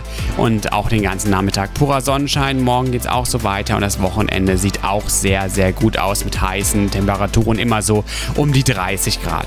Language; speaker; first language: German; native; German